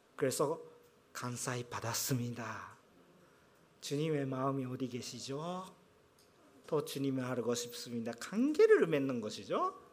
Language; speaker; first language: Korean; non-native, fluent; Japanese